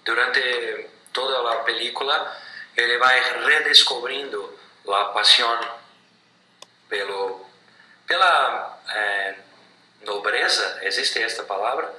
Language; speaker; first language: Spanish; non-native, learner; Portuguese